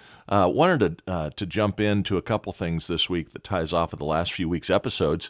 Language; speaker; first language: English; native; English